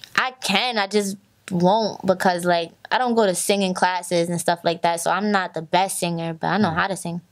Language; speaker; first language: English; native; English